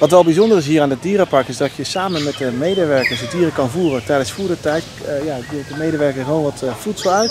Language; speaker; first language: Dutch; native; Dutch